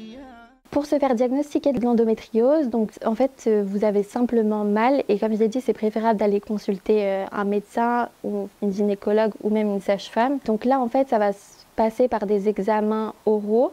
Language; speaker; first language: French; native; French